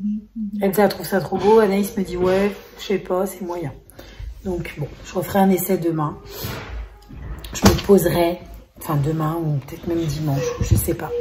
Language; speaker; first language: French; native; French